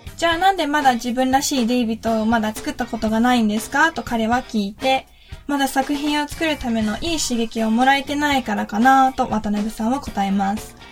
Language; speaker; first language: Japanese; native; Japanese